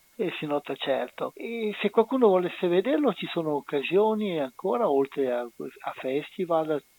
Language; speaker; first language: Italian; native; Italian